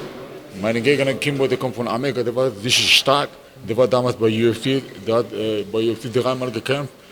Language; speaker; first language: German; non-native, learner; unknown